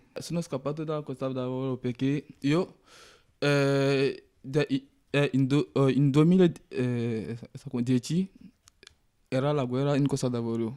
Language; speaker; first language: Italian; non-native, learner; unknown